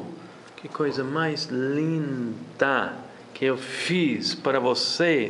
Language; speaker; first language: Portuguese; non-native, fluent; English